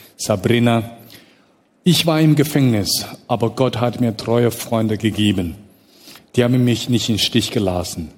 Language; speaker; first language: German; non-native, fluent; Chinese